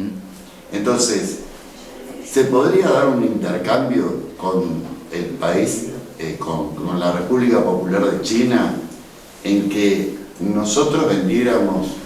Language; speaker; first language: Spanish; native; Spanish